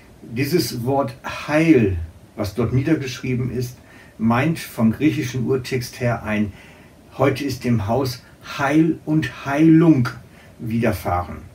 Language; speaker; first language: German; native; German